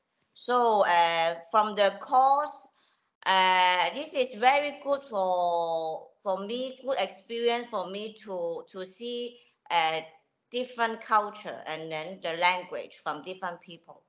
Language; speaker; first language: English; non-native, local second language; Cantonese